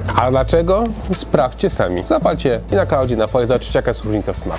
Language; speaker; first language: Polish; native; Polish